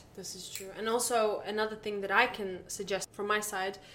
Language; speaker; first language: English; non-native, fluent; Latvian